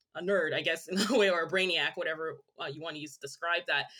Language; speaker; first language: English; early bilingual, other home language; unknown